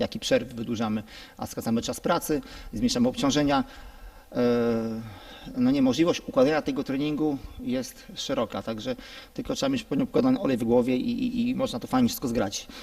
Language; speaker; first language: Polish; native; Polish